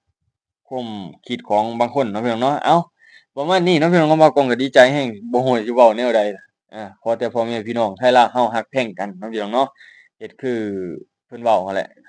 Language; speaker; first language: Thai; non-native, local second language; Northeastern Thai